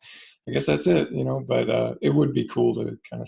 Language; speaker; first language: English; native; English